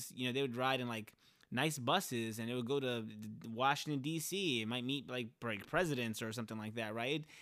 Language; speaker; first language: English; early bilingual, other home language; Spanish